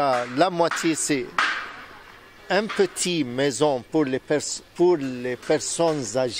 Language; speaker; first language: French; non-native, fluent; Arabic